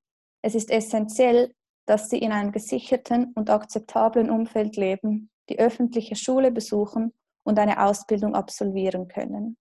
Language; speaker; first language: German; native; German